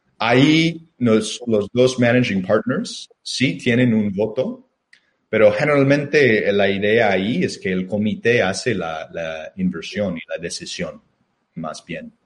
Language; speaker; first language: Spanish; non-native, fluent; English